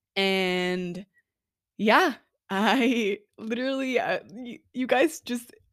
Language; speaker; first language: English; non-native, fluent; Norwegian